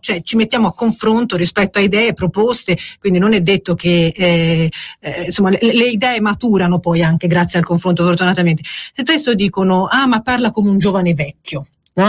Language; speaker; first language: Italian; native; Italian